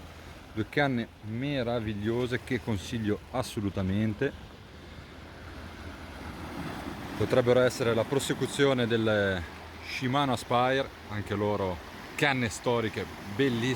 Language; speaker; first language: Italian; native; Italian